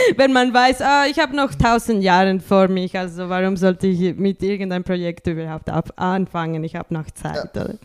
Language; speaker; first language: German; non-native, fluent; Spanish